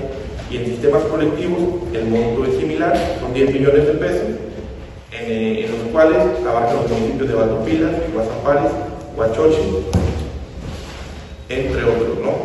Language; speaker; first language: Spanish; native; Spanish